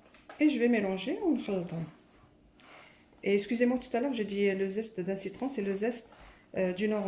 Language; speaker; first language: French; non-native, local second language; Arabic